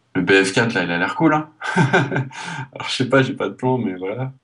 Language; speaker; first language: French; native; French